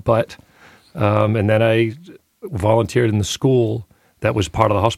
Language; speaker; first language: English; native; English